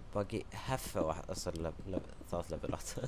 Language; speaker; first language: Arabic; native; Arabic